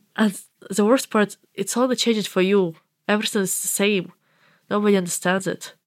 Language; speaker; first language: English; non-native, fluent; Russian